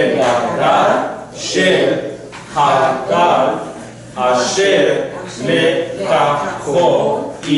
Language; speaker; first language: Hebrew; non-native, learner; English